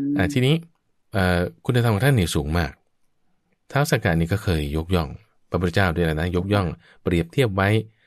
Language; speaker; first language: Thai; native; Thai